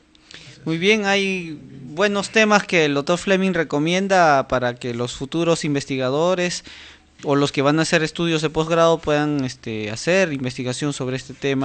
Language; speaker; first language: Spanish; native; Spanish